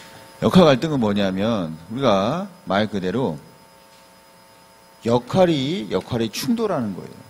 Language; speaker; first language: Korean; native; Korean